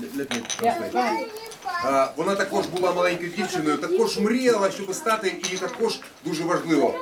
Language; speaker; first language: Ukrainian; non-native, local second language; Russian